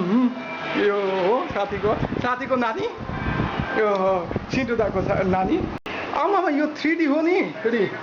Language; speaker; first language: Nepali; non-native, local second language; Bangla